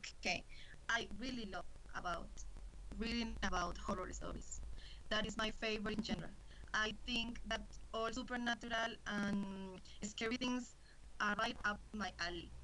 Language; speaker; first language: English; non-native, learner; Spanish